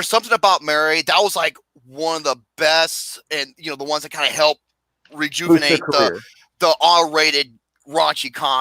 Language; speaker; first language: English; native; English